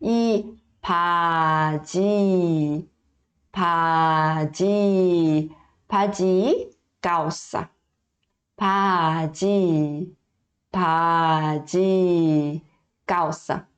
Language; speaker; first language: Korean; early bilingual, heritage; Korean